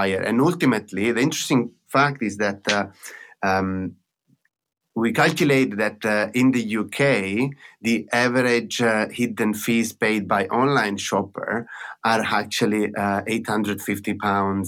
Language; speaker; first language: English; non-native, fluent; Italian